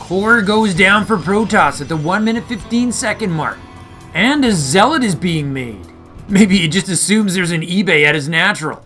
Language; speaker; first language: English; native; English